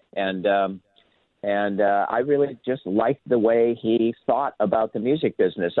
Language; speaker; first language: English; native; English